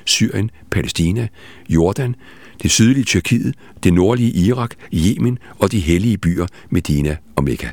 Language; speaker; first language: Danish; native; Danish